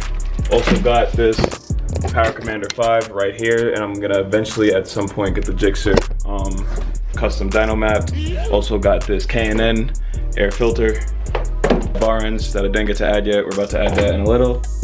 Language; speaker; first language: English; native; English